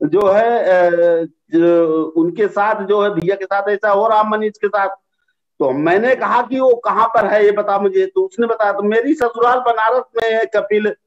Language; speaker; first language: Hindi; native; Hindi